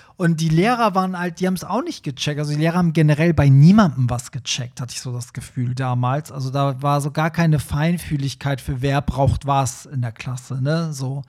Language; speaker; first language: German; early bilingual, other home language; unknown